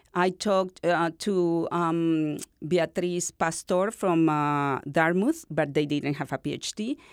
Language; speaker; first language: English; non-native, fluent; Spanish